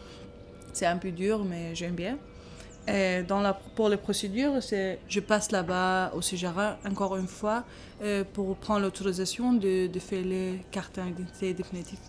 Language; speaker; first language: French; non-native, learner; Arabic